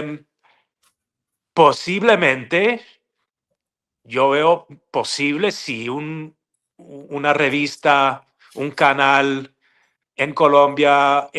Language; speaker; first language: Spanish; non-native, fluent; English